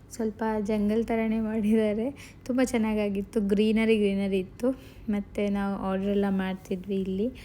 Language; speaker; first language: Kannada; non-native, local second language; Tulu